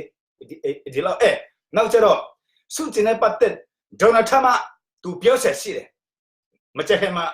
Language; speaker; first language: Burmese; non-native, local second language; Tedim Chin